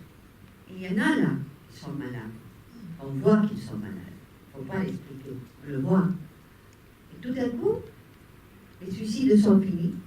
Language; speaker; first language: French; non-native, fluent; Spanish